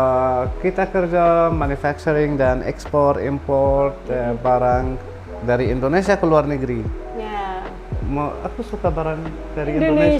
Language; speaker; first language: Indonesian; non-native, learner; Arabic